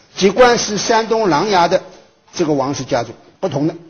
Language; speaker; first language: Chinese; native; Chinese